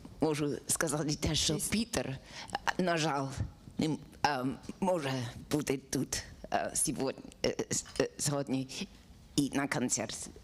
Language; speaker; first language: Ukrainian; non-native, learner; English